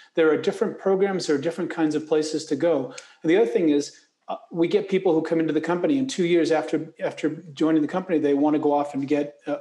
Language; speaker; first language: English; native; English